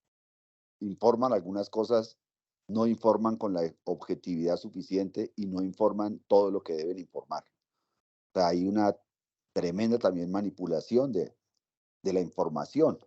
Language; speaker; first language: Spanish; native; Spanish